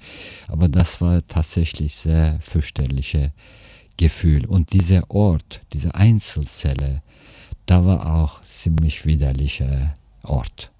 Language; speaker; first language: German; non-native, fluent; Turkish